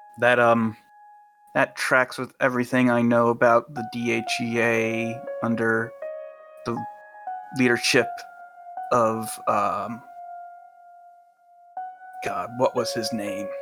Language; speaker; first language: English; native; English